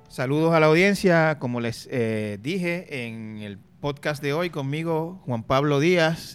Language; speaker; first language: Spanish; native; Spanish